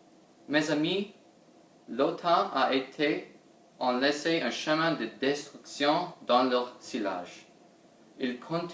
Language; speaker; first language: French; non-native, learner; English